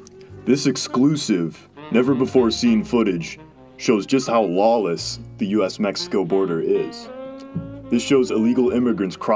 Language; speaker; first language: English; native; English